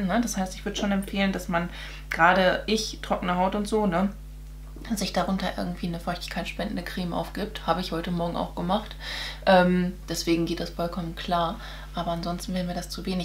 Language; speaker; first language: German; native; German